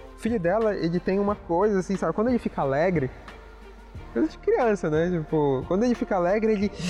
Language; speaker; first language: Portuguese; native; Portuguese